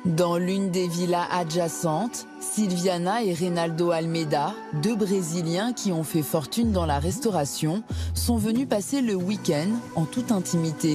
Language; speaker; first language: French; native; French